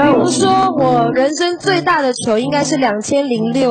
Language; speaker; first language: Chinese; native; Chinese